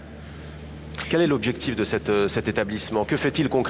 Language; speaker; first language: French; native; French